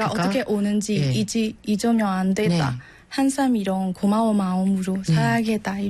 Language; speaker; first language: Korean; non-native, learner; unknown